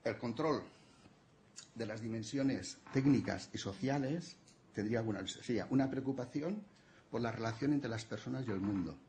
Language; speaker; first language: Spanish; non-native, local second language; Catalan